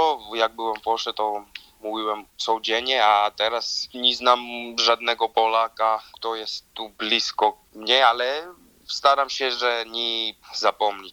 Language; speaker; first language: Polish; non-native, learner; Georgian